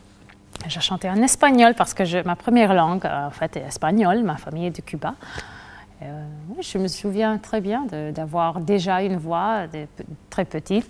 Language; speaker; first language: French; non-native, fluent; Spanish